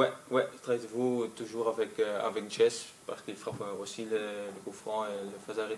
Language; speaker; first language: French; non-native, local second language; Dutch